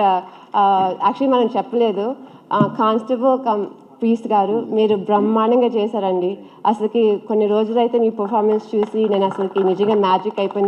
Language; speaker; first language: Telugu; early bilingual, heritage; Telugu